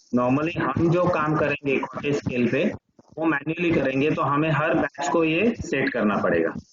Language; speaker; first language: Hindi; non-native, local second language; Marathi